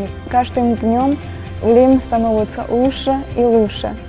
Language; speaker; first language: Russian; non-native, learner; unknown